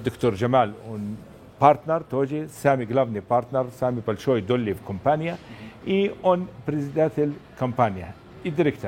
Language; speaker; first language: Russian; non-native, learner; Arabic